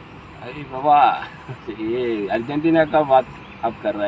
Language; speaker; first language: Hindi; non-native, local second language; Tamil